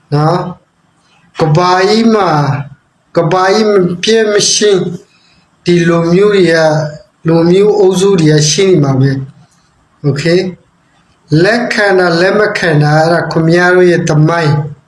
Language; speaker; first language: Burmese; non-native, local second language; Rohingya